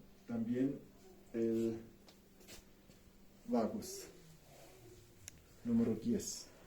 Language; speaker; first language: Spanish; non-native, fluent; German